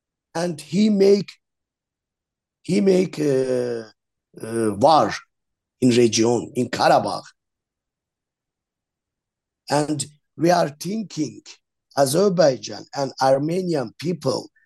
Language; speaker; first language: English; non-native, learner; Azerbaijani